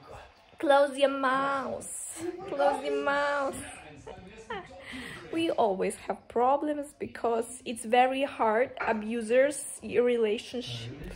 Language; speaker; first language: English; non-native, learner; Russian